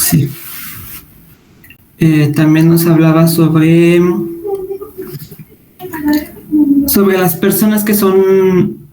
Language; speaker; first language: Spanish; native; Spanish